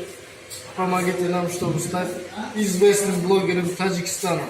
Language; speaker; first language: Russian; non-native, fluent; Tajik